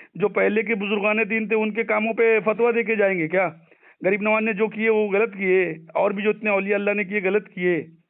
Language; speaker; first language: Hindi; native; Hindi